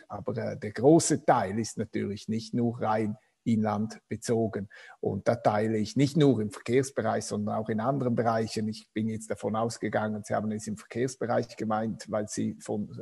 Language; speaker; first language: German; non-native, local second language; Romansh